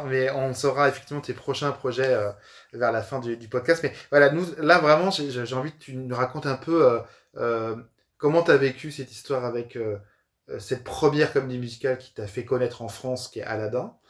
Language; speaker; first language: French; native; French